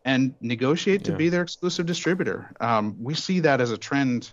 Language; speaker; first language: English; native; English